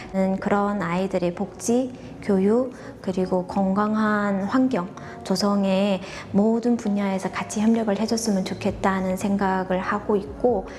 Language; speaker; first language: Korean; non-native, fluent; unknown